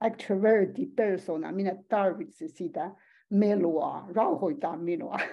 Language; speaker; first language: Finnish; non-native, learner; Chinese